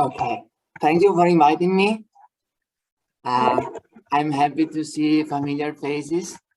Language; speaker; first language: English; non-native, fluent; Italian